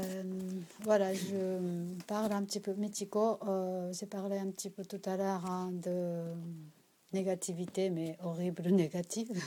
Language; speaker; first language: French; non-native, learner; Japanese